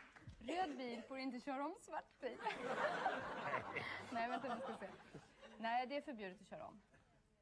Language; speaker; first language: Swedish; native; Swedish